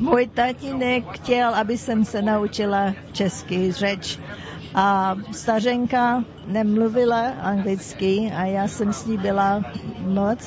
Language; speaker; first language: Czech; early bilingual, heritage; English